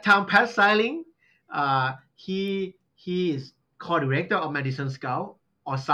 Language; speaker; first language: English; non-native, learner; Thai